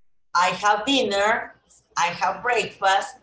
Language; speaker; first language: English; non-native, learner; Spanish